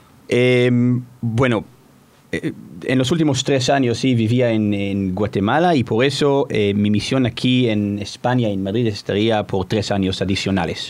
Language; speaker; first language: Spanish; non-native, fluent; Hebrew